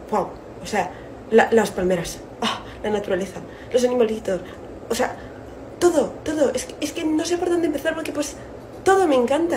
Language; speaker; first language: Spanish; non-native, fluent; Italian